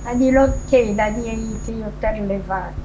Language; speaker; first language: Hebrew; non-native, fluent; Polish